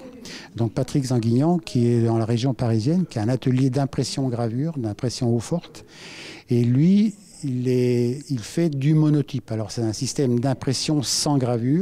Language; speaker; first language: French; native; French